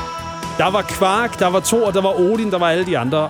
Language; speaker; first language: Danish; native; Danish